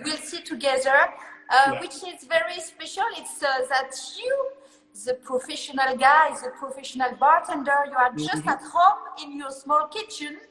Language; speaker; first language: English; non-native, learner; French